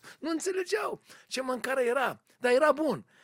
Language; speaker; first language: Romanian; non-native, learner; Hebrew